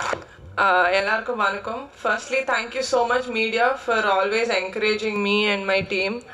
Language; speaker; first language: Tamil; non-native, learner; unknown